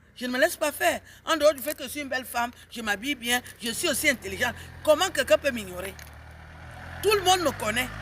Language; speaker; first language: French; native; French